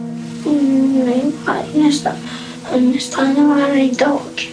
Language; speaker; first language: Swedish; early bilingual, other home language; Vietnamese